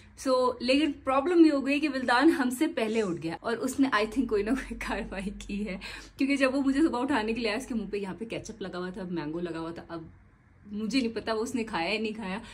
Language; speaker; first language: Urdu; native; Urdu